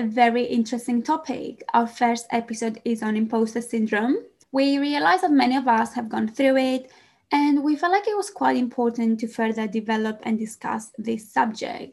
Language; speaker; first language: English; non-native, fluent; Greek